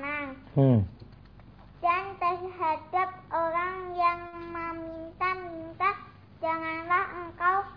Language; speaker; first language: Indonesian; native; Indonesian